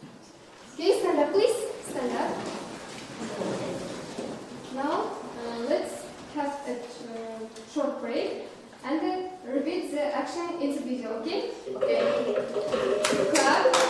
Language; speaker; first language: English; non-native, learner; Kazakh